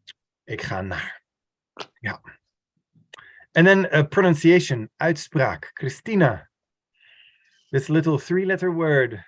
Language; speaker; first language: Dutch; non-native, fluent; English